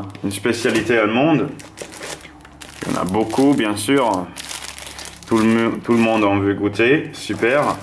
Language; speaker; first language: French; non-native, fluent; German